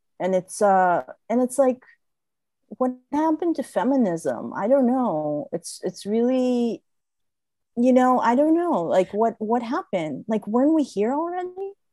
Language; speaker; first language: English; non-native, fluent; Hebrew